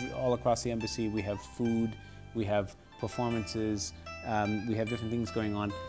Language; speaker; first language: English; native; English